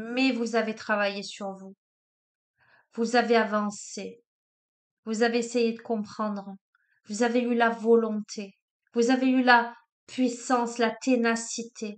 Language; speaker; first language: French; native; French